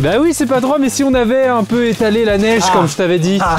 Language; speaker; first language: French; native; French